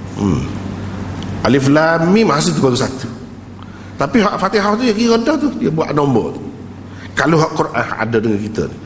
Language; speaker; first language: Malay; native; Malay